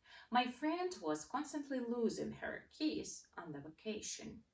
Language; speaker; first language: English; non-native, fluent; Ukrainian